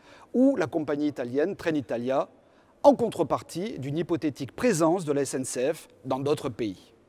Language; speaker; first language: French; native; French